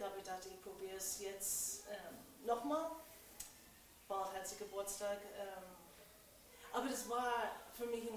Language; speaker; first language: German; non-native, fluent; English